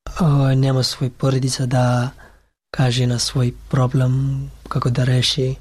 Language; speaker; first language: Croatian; non-native, learner; Pashto